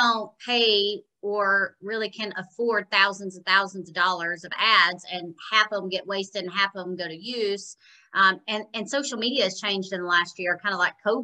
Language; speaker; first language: English; native; English